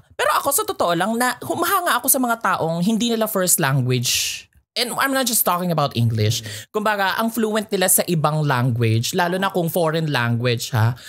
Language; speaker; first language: Filipino; native; Filipino